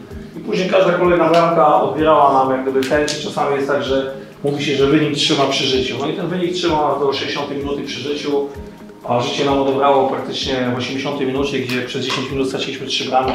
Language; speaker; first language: Polish; native; Polish